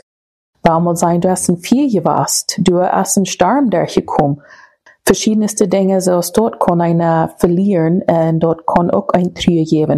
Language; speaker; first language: German; non-native, learner; Plautdietsch